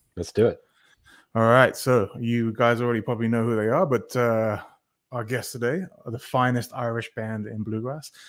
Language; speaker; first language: English; native; English